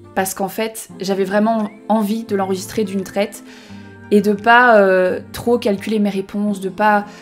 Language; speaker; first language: French; native; French